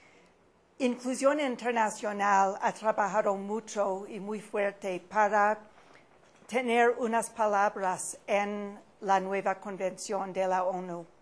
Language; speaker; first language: Spanish; non-native, fluent; English